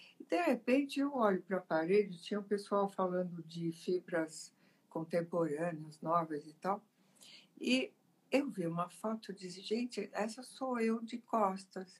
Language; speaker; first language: Portuguese; early bilingual, other home language; Italian